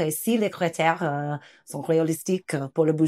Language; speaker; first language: French; non-native, fluent; English